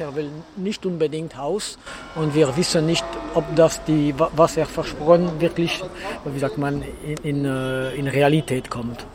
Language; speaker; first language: German; non-native, learner; French